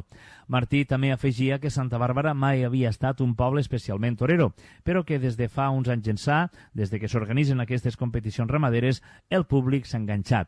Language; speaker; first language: Catalan; native; Catalan